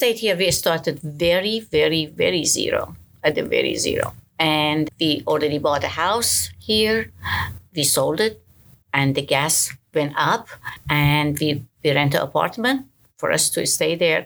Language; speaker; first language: English; non-native, fluent; Persian